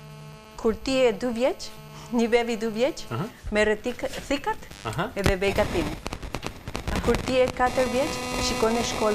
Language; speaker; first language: Albanian; non-native, learner; Spanish